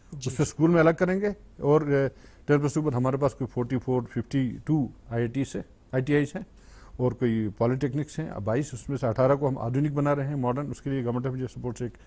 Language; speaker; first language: Urdu; non-native, local second language; Kashmiri